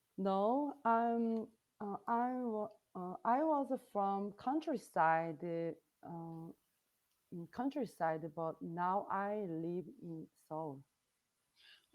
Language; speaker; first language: English; non-native, learner; Korean